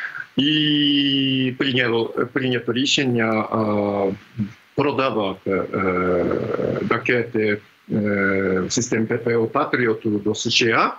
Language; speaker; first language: Ukrainian; non-native, fluent; Japanese